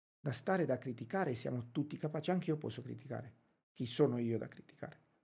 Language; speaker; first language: Italian; non-native, fluent; Romanian